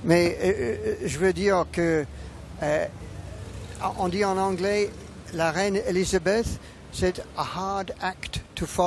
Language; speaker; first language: French; non-native, fluent; English